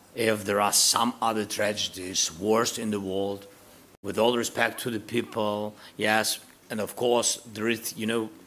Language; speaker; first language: English; non-native, fluent; Russian